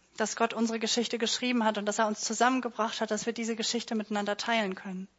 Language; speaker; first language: German; native; German